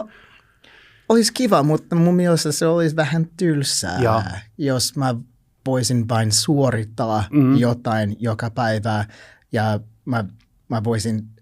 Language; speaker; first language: Finnish; non-native, learner; English